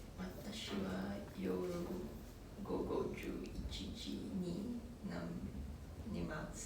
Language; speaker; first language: Japanese; non-native, learner; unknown